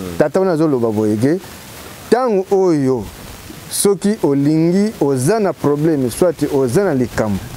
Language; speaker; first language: Lingala; non-native, local second language; Kongo